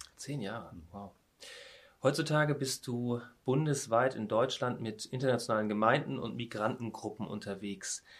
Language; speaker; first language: German; native; German